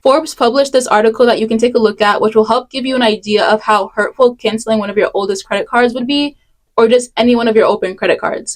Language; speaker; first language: English; native; English